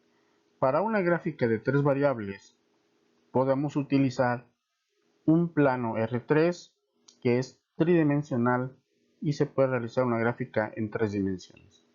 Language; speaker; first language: Spanish; native; Spanish